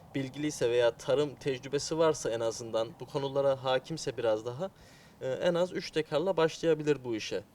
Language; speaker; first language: Turkish; native; Turkish